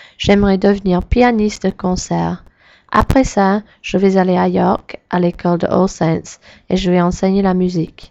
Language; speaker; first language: French; non-native, learner; English